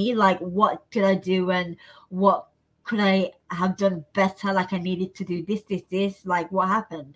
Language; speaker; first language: English; native; English